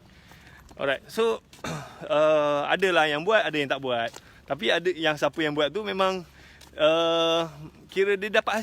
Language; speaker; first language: Malay; native; Malay